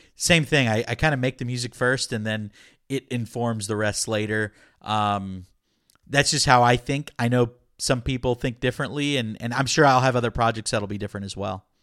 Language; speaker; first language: English; early bilingual, other home language; Spanish